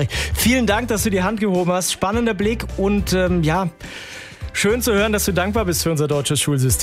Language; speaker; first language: German; native; German